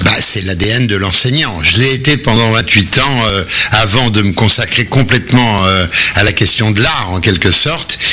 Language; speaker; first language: French; native; French